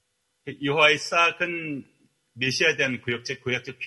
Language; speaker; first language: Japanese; non-native, learner; Korean